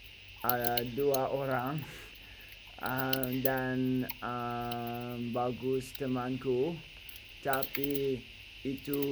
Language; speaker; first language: Indonesian; non-native, learner; English